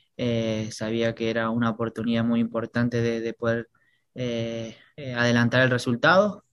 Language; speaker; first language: Spanish; native; Spanish